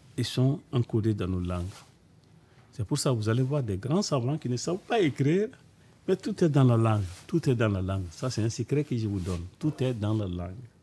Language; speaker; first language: French; non-native, local second language; Bambara